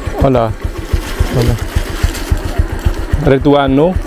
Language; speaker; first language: Spanish; non-native, learner; Vietnamese